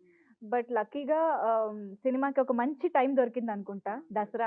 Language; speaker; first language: Telugu; native; Telugu